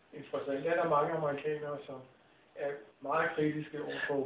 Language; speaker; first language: Danish; native; Danish